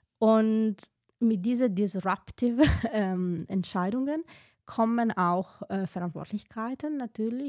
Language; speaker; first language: German; non-native, fluent; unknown